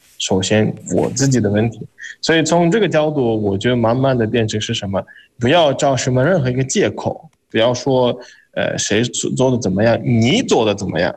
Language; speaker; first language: Chinese; non-native, fluent; Uzbek